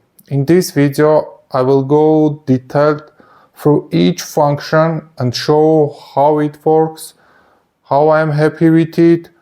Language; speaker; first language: English; non-native, fluent; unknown